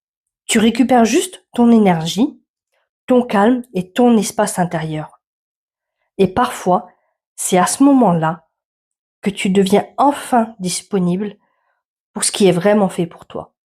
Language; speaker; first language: French; native; French